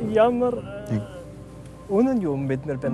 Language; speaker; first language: Mongolian; non-native, learner; English